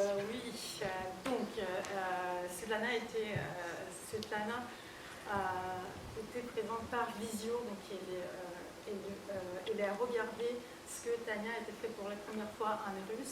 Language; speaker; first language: French; non-native, fluent; Russian